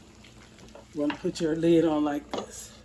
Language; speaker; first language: English; native; English